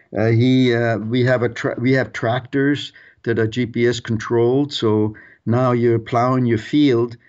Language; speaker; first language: English; early bilingual, other home language; German